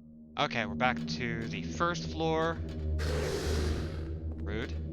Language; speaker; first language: English; native; English